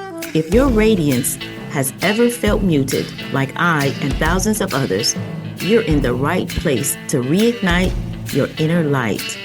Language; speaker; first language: English; native; English